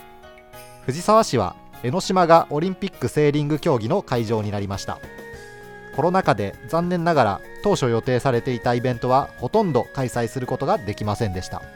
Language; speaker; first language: Japanese; native; Japanese